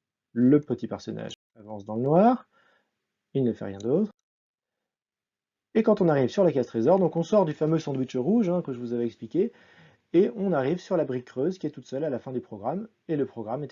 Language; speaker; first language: French; native; French